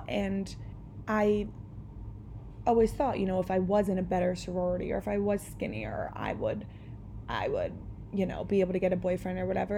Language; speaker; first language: English; native; English